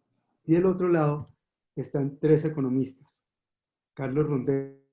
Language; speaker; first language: Spanish; native; Spanish